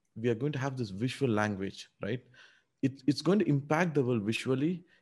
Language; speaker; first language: English; non-native, local second language; Tamil